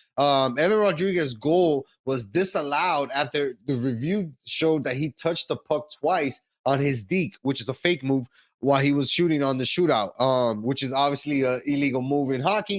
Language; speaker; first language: English; native; English